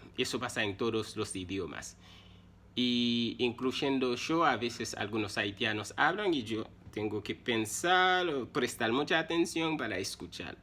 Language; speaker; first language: Spanish; non-native, fluent; Haitian Creole